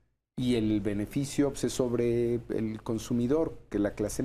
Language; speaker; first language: Spanish; native; Spanish